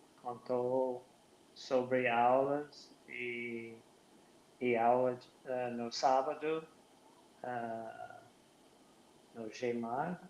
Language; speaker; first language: Portuguese; non-native, learner; English